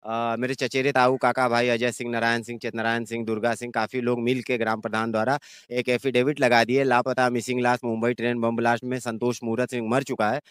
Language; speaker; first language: Hindi; native; Hindi